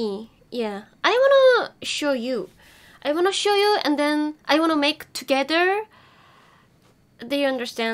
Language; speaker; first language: English; non-native, learner; Korean